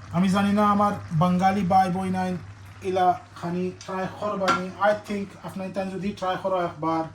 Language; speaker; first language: Bangla; early bilingual, heritage; Bangla